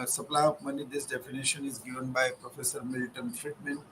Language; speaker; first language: English; non-native, local second language; Gujarati